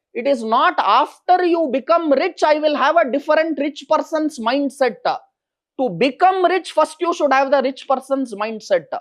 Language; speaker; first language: English; non-native, local second language; Kannada